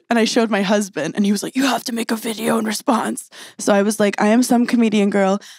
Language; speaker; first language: English; native; English